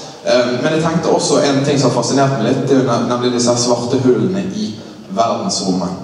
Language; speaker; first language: Norwegian; native; Norwegian